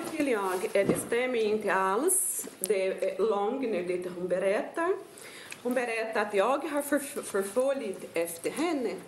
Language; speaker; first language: Swedish; non-native, fluent; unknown